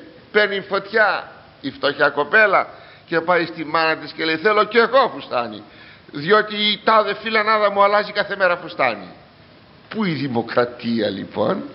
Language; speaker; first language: Greek; native; Greek